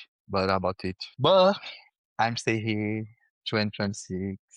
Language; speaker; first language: English; non-native, learner; Portuguese